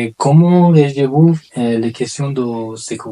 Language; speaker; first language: French; non-native, learner; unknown